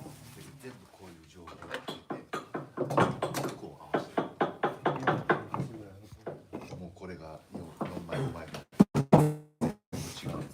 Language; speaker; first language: Japanese; native; Japanese